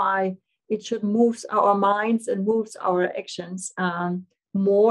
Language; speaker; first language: English; non-native, fluent; German